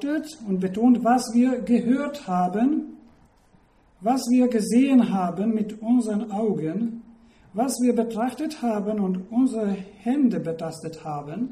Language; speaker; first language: German; non-native, fluent; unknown